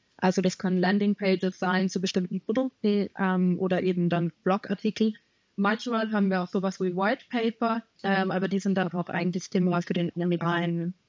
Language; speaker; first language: German; native; German